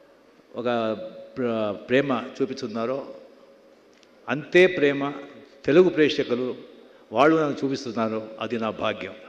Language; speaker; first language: Telugu; non-native, fluent; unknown